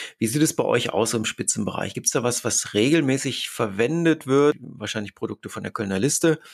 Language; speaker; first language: German; native; German